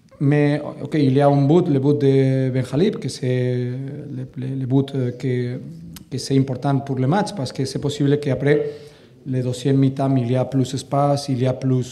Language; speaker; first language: French; non-native, learner; Catalan